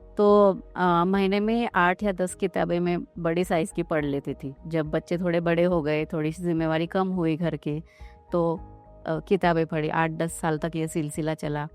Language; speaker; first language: Hindi; non-native, local second language; Marathi